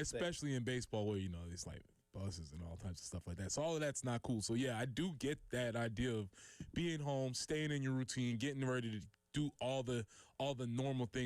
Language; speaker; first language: English; native; English